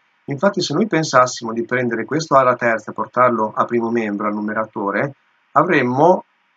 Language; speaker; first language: Italian; native; Italian